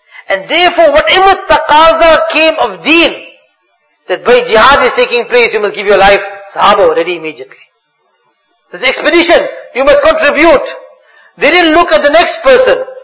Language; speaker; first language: English; native; English